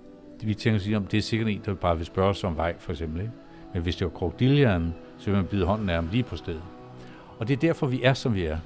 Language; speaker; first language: Danish; native; Danish